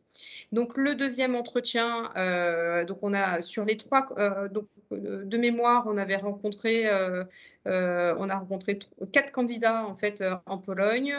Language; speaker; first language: French; native; French